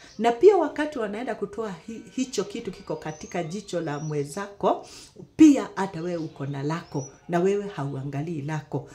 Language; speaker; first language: Swahili; non-native, local second language; Kikuyu